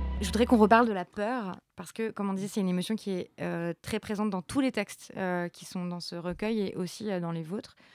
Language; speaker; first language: French; native; French